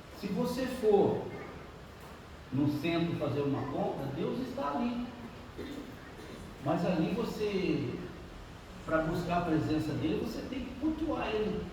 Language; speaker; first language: Portuguese; native; Portuguese